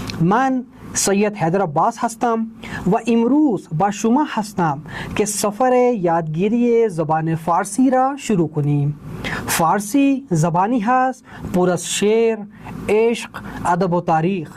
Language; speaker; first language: Persian; non-native, fluent; Urdu